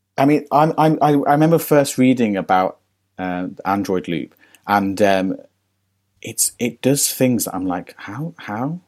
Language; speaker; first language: English; native; English